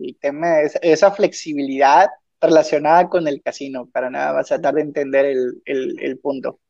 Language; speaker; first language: Spanish; native; Spanish